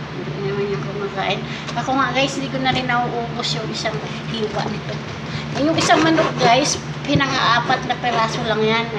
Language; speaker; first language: Filipino; non-native, local second language; Cebuano